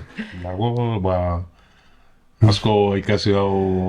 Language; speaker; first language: Basque; non-native, learner; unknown